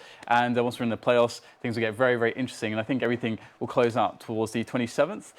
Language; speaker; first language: English; native; English